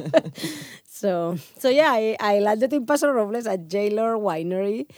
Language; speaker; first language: English; non-native, fluent; Catalan